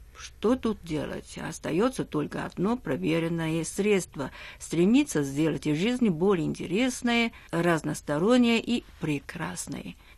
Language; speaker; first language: Russian; non-native, fluent; Chinese